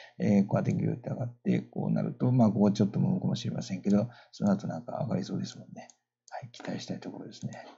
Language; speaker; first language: Japanese; native; Japanese